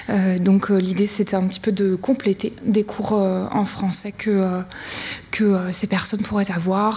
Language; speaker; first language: French; native; French